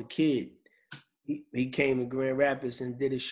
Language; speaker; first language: English; native; English